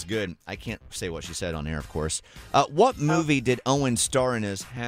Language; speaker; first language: English; native; English